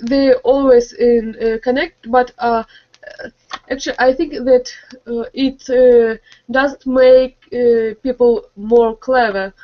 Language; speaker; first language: English; non-native, learner; Russian